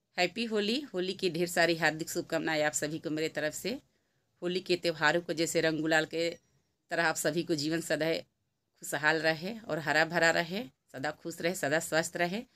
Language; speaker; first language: Hindi; native; Hindi